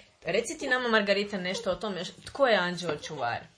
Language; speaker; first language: Serbian; native; Serbian